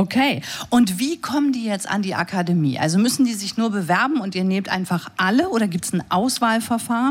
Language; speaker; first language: German; native; German